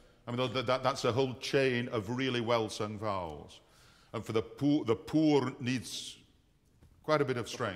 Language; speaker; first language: English; native; English